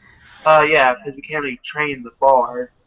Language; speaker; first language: English; native; English